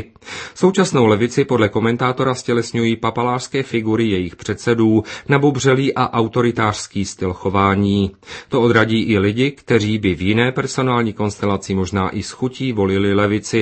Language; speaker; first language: Czech; native; Czech